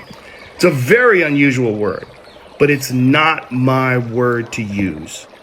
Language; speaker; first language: English; native; English